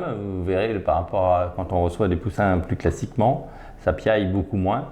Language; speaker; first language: French; native; French